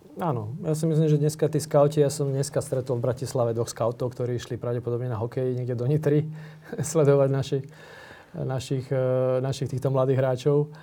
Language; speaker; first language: Slovak; native; Slovak